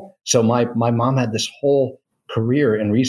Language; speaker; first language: English; native; English